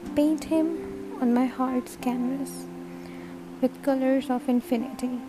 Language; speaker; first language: English; non-native, fluent; Turkish